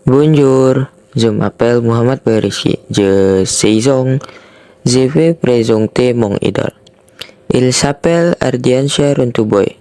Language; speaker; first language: French; non-native, learner; Indonesian